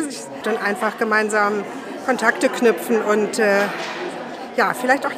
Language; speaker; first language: German; native; German